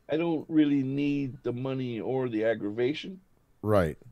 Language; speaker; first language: English; native; English